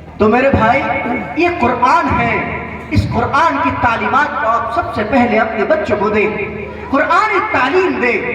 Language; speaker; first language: Urdu; non-native, local second language; Bangla